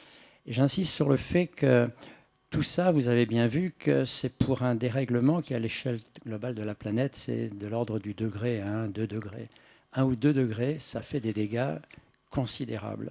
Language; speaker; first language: French; native; French